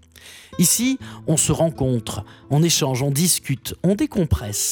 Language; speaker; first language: French; native; French